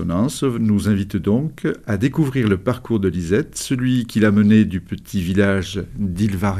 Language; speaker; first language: French; native; French